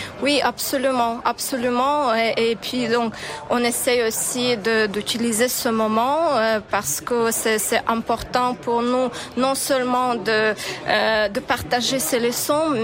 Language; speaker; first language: French; non-native, fluent; Ukrainian